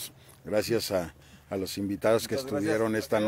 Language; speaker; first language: Spanish; native; Spanish